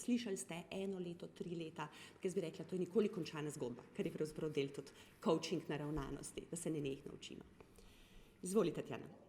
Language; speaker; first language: Slovenian; native; Slovenian